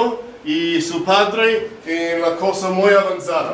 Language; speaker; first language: Spanish; non-native, learner; English